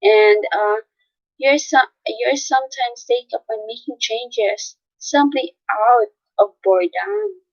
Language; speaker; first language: English; non-native, local second language; Filipino